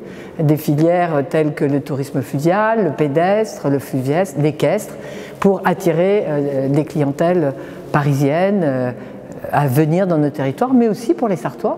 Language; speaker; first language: French; native; French